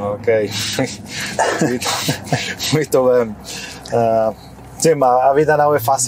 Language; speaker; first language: Portuguese; non-native, fluent; Polish